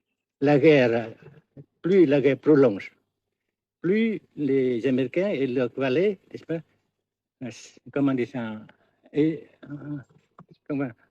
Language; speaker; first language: French; non-native, fluent; Vietnamese